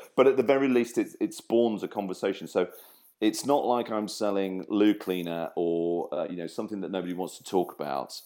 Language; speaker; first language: English; native; English